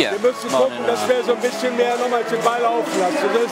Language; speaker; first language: German; native; German